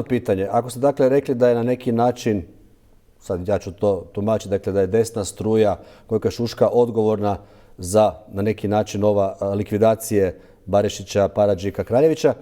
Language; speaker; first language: Croatian; native; Croatian